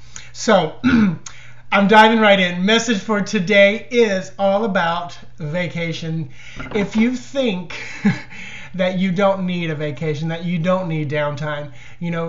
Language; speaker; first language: English; native; English